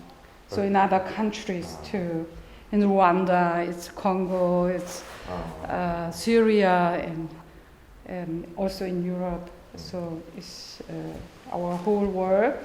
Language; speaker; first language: English; non-native, learner; German